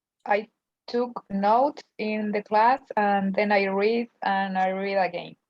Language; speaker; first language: English; non-native, learner; Spanish